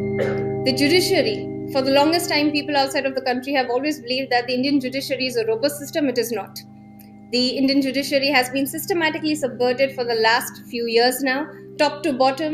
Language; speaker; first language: English; non-native, local second language; Gujarati